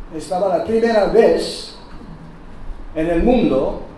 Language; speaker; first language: Spanish; non-native, learner; French